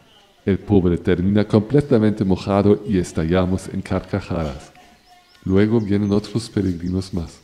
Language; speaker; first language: Spanish; non-native, fluent; German